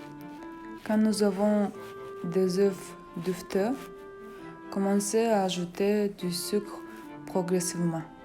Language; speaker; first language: French; non-native, fluent; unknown